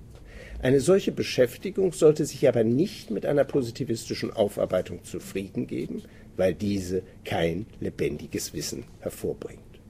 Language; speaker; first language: German; native; German